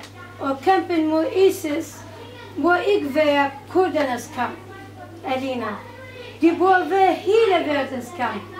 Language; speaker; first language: Danish; non-native, fluent; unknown